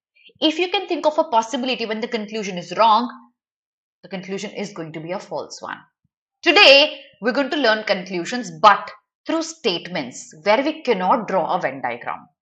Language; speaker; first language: English; non-native, local second language; Hindi